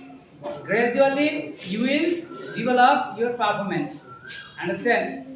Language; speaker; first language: English; non-native, learner; Bangla